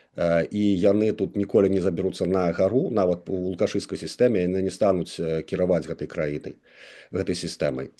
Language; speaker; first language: Belarusian; non-native, local second language; Russian